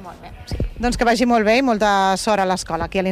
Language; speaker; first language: Catalan; native; Catalan